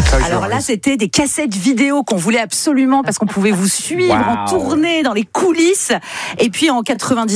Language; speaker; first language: French; native; French